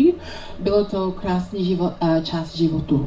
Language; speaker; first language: Czech; non-native, learner; English